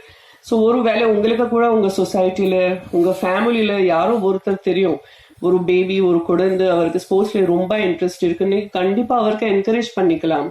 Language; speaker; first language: Tamil; non-native, fluent; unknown